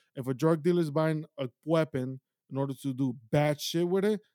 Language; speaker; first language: English; native; English